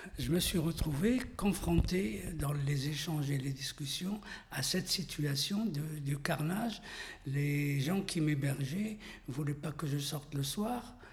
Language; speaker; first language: French; non-native, local second language; Arabic